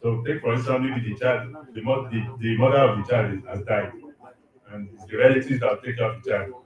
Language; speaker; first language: English; non-native, local second language; Yoruba